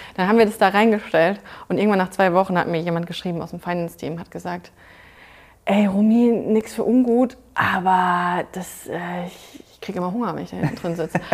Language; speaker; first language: German; native; German